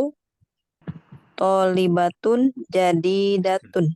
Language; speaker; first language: Arabic; non-native, learner; Indonesian